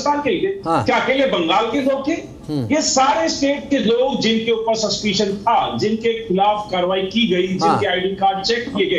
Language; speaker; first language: Hindi; native; Hindi